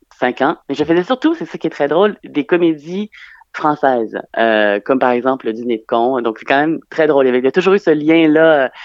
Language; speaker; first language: French; native; French